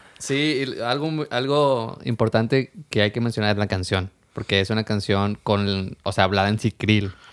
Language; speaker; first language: Spanish; native; Spanish